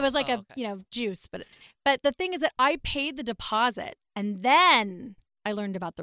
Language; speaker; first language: English; native; English